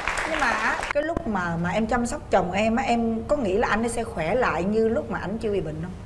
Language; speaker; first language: Vietnamese; native; Vietnamese